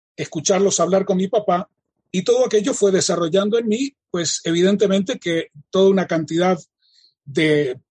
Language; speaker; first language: Spanish; native; Spanish